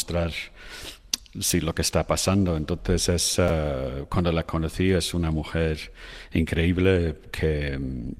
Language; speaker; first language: Spanish; non-native, fluent; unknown